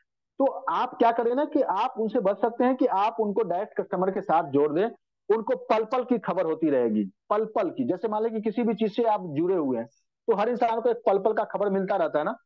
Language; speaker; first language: Hindi; native; Hindi